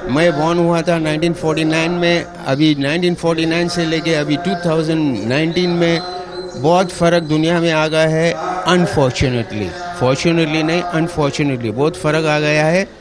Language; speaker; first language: Hindi; non-native, local second language; Sindhi